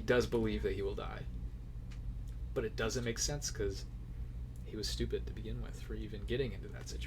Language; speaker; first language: English; native; English